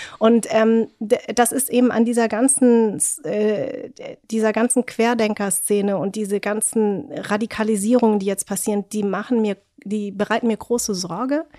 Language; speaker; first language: German; early bilingual, other home language; Vietnamese